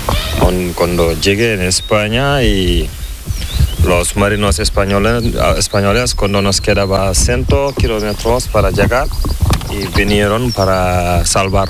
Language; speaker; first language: Spanish; non-native, learner; Fula